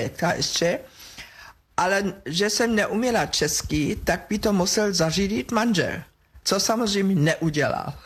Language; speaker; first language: Czech; non-native, fluent; German